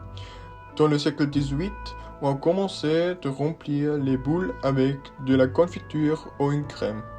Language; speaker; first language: French; non-native, learner; Swiss German